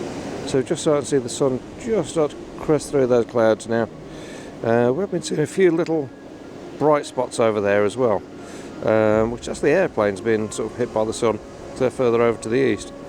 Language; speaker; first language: English; native; English